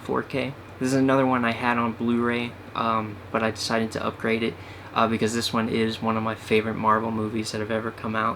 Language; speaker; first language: English; native; English